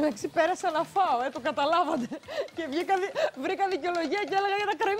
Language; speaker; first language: Greek; native; Greek